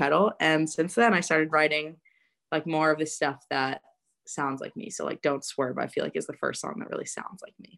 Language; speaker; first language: English; native; English